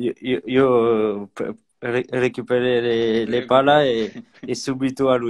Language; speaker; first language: Italian; non-native, learner; French